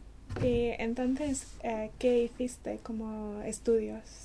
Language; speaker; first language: Spanish; non-native, learner; English